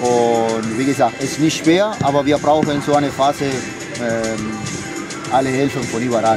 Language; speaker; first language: German; non-native, fluent; Spanish